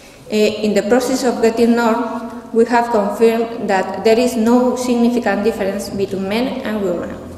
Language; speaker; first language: English; non-native, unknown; Spanish